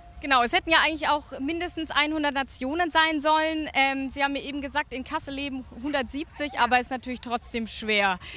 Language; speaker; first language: German; native; German